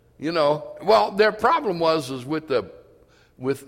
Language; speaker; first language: English; native; English